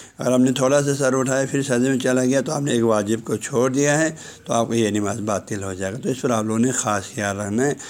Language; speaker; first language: Urdu; non-native, local second language; Balti